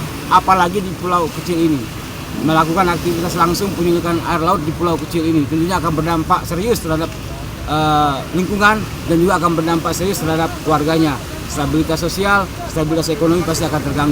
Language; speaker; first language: Indonesian; native; Indonesian